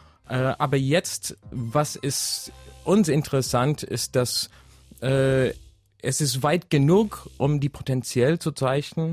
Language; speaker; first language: German; non-native, fluent; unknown